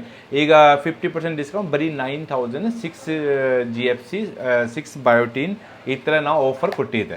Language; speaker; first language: Kannada; non-native, local second language; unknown